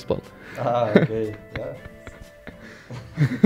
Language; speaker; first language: German; non-native, learner; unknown